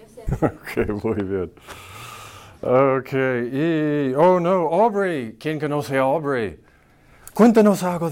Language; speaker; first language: Spanish; non-native, fluent; English